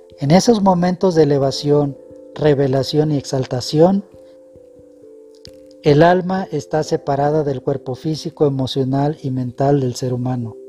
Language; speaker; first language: Spanish; native; Spanish